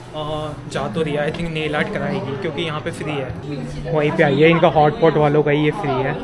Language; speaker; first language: Hindi; native; Hindi